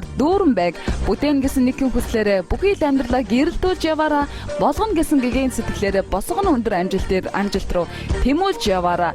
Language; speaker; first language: Mongolian; native; Mongolian